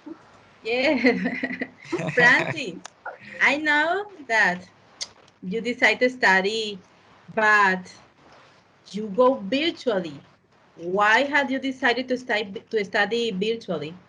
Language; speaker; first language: English; non-native, learner; Spanish